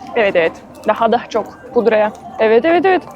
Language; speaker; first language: Turkish; non-native, fluent; Russian